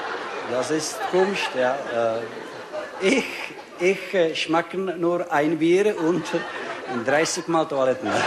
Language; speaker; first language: German; non-native, learner; Czech